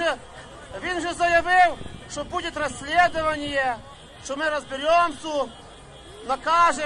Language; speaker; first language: Ukrainian; native; Ukrainian